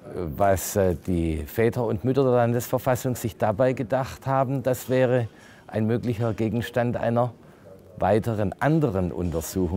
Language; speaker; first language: German; native; German